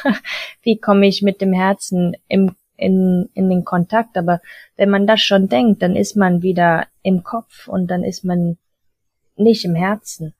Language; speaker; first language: German; early bilingual, heritage; German